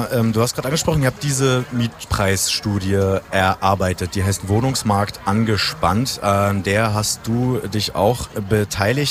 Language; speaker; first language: German; native; German